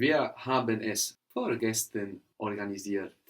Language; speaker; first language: German; non-native, fluent; English